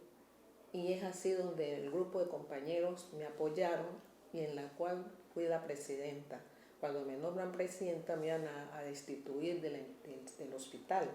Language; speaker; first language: Spanish; native; Spanish